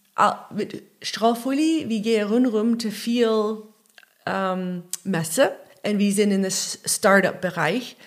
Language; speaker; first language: German; non-native, learner; English